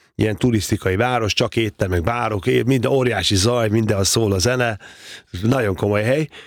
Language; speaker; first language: Hungarian; native; Hungarian